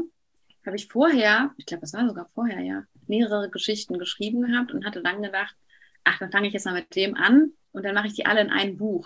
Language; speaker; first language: German; native; German